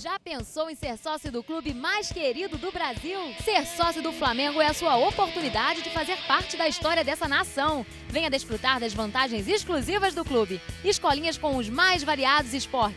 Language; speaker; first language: Portuguese; native; Portuguese